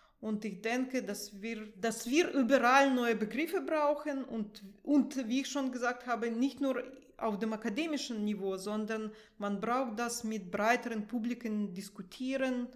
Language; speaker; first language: German; non-native, fluent; Russian